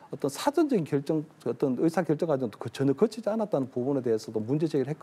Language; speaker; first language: Korean; native; Korean